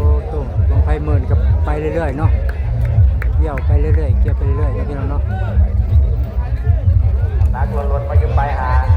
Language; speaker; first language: Thai; non-native, local second language; Lao